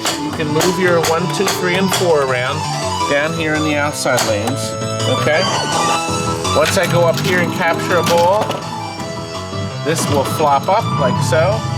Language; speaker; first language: English; native; English